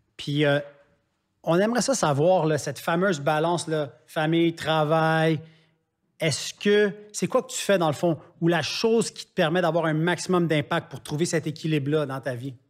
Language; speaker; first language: French; native; French